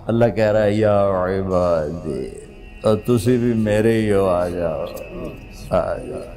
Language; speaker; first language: Urdu; non-native, local second language; Punjabi